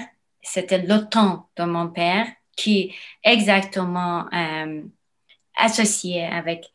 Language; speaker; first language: French; non-native, learner; Persian